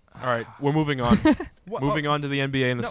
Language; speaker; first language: English; native; English